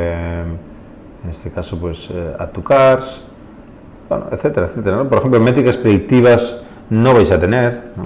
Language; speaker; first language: Spanish; native; Spanish